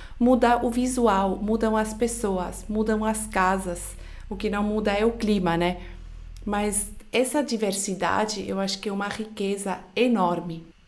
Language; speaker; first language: Portuguese; non-native, fluent; Swiss German